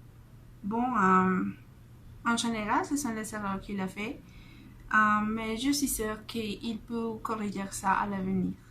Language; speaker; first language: French; non-native, fluent; Spanish